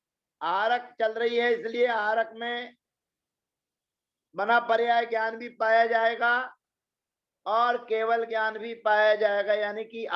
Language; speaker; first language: Hindi; native; Hindi